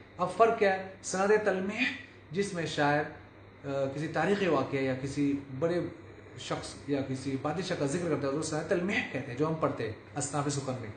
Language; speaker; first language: Urdu; native; Urdu